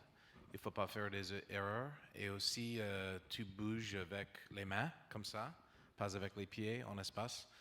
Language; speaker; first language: French; non-native, learner; English